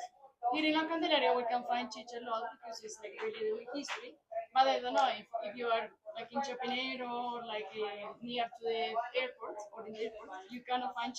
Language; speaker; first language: English; non-native, fluent; Spanish